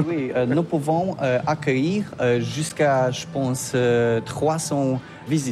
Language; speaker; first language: French; non-native, learner; Polish